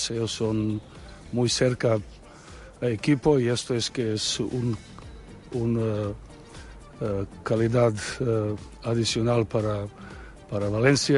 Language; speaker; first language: Spanish; non-native, learner; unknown